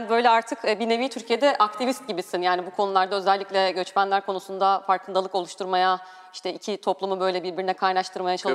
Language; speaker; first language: Turkish; native; Turkish